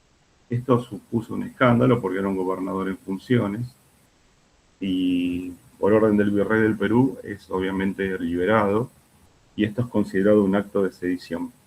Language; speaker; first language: Spanish; native; Spanish